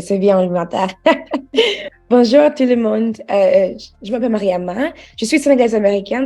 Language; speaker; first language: French; non-native, learner; English